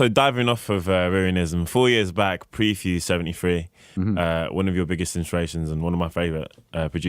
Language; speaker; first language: English; native; English